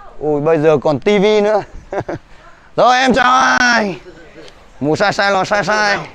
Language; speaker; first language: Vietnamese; non-native, local second language; Hmong